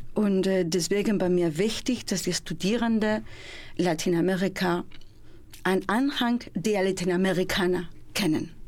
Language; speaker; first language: German; non-native, fluent; Spanish